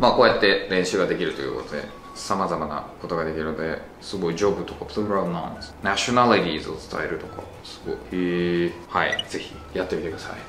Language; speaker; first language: Japanese; native; Japanese